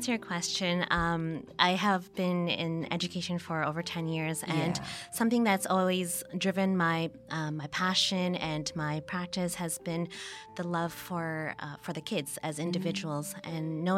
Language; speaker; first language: English; native; English